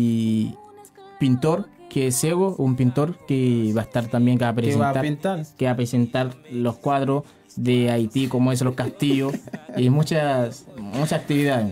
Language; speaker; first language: Spanish; non-native, learner; Haitian Creole